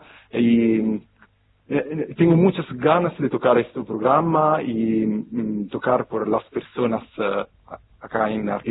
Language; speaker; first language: Spanish; non-native, fluent; Italian